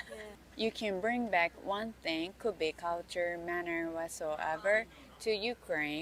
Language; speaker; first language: English; non-native, fluent; Japanese